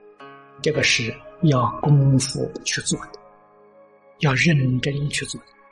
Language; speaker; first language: Chinese; native; Chinese